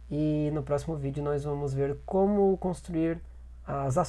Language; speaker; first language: Portuguese; native; Portuguese